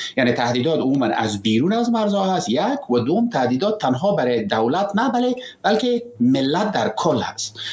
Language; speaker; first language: Persian; native; Persian